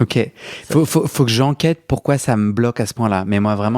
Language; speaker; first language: French; native; French